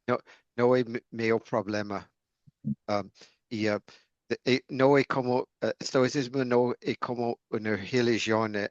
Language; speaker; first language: Portuguese; non-native, learner; English